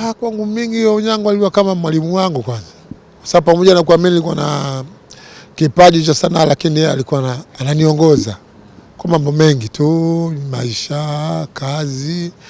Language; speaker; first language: Swahili; native; Swahili